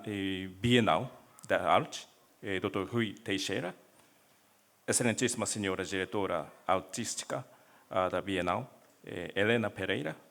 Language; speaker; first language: Portuguese; non-native, learner; Japanese